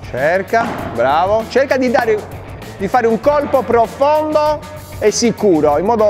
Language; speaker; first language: Italian; native; Italian